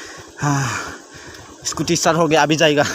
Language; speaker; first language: Hindi; non-native, local second language; Bodo